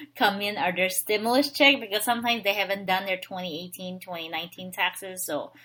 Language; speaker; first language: English; non-native, local second language; Filipino